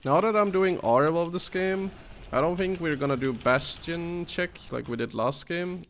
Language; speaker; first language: English; non-native, fluent; Danish